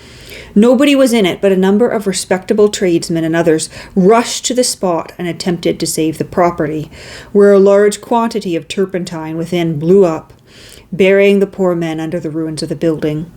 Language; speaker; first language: English; native; English